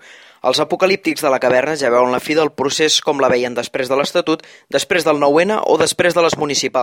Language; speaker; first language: Catalan; native; Catalan